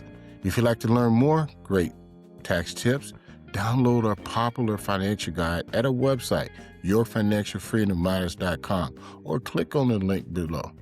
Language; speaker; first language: English; native; English